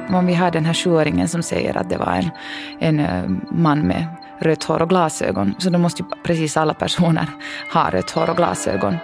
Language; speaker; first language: Swedish; native; Swedish